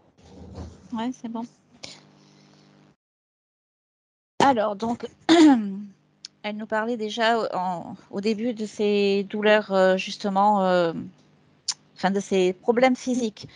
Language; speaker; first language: French; native; French